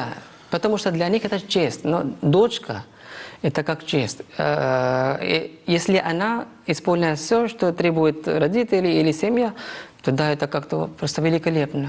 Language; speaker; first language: Russian; non-native, fluent; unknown